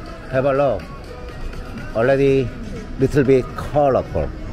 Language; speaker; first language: English; non-native, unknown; Korean